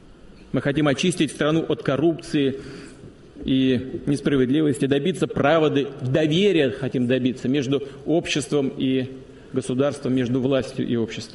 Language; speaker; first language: Russian; native; Russian